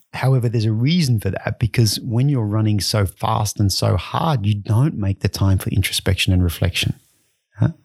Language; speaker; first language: English; native; English